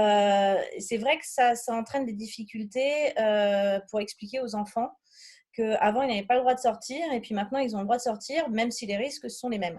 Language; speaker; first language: French; native; French